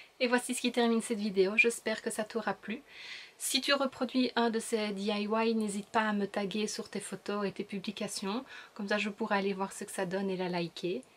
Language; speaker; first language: French; native; French